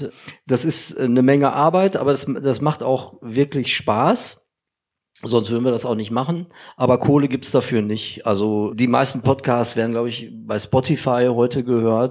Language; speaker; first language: German; native; German